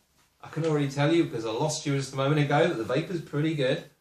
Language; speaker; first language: English; native; English